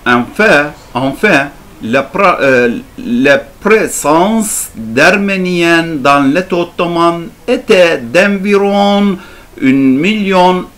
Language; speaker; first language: French; non-native, learner; Turkish